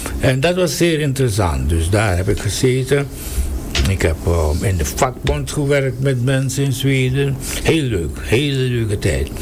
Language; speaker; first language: Dutch; native; Dutch